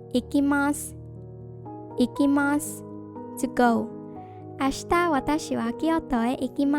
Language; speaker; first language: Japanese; non-native, fluent; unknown